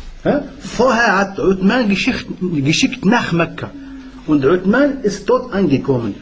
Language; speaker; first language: German; non-native, learner; Arabic